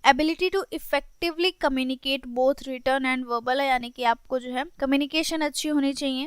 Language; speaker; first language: Hindi; native; Hindi